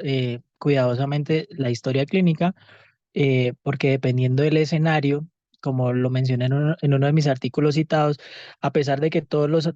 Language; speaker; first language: Spanish; native; Spanish